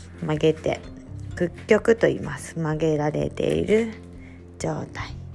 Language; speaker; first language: Japanese; native; Japanese